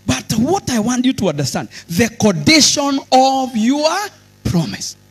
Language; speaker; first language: English; non-native, local second language; Swahili